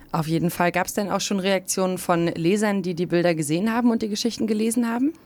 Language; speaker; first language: German; native; German